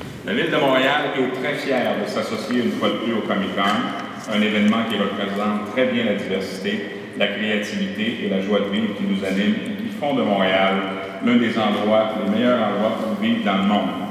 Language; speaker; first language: French; native; French